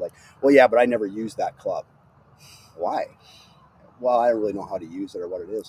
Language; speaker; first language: English; native; English